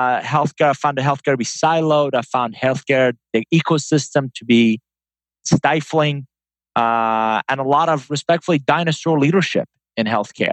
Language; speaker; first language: English; non-native, fluent; Persian